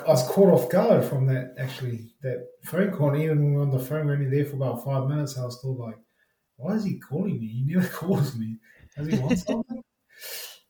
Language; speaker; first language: English; native; English